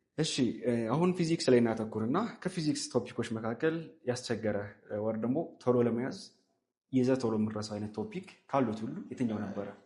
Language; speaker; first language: Amharic; native; Amharic